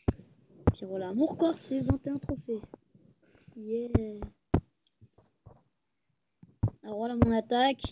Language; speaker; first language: French; native; French